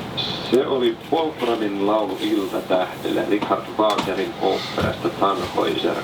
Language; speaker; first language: Finnish; native; Finnish